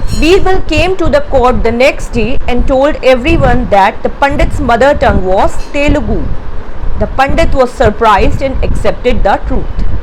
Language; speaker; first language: Hindi; native; Hindi